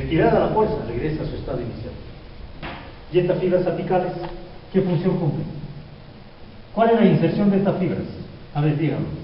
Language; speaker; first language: Spanish; native; Spanish